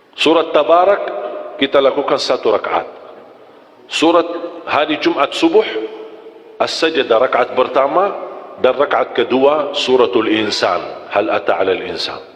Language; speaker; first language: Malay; non-native, fluent; Arabic